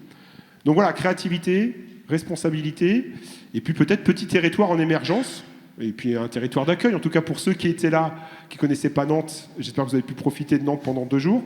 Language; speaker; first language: French; native; French